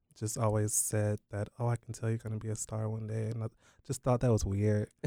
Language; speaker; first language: English; native; English